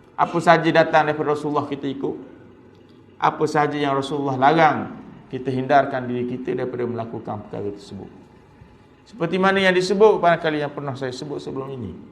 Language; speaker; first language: Malay; native; Malay